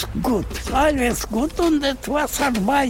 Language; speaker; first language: German; non-native, learner; Russian